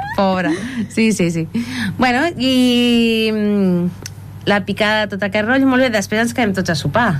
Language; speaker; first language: Catalan; native; Catalan